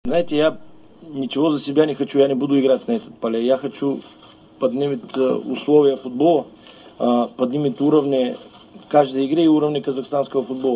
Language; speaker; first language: Russian; non-native, learner; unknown